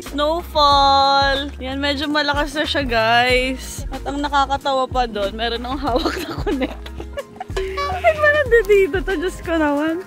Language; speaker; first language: Filipino; native; Filipino